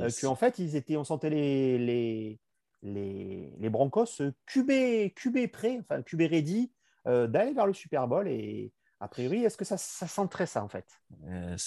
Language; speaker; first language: French; native; French